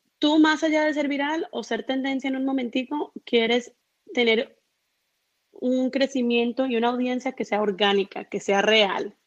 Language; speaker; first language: Spanish; early bilingual, heritage; Spanish